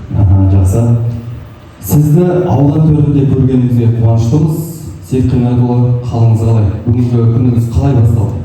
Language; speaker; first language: Kazakh; native; Kazakh